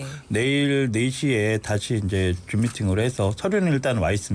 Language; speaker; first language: Korean; native; Korean